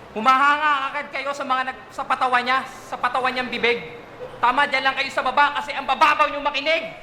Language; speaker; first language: Filipino; native; Filipino